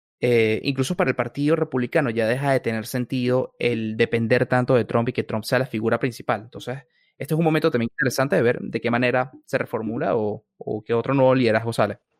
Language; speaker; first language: Spanish; native; Spanish